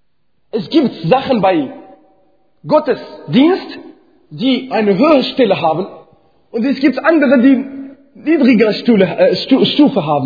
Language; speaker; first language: German; non-native, fluent; Arabic